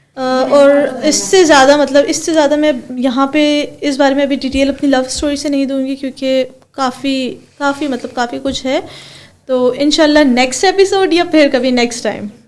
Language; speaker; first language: Urdu; early bilingual, heritage; Urdu